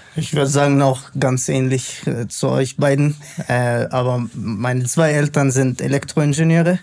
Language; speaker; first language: German; non-native, fluent; Arabic